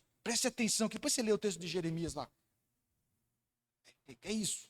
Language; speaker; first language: Portuguese; native; Portuguese